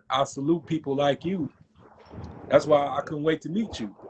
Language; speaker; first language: English; native; English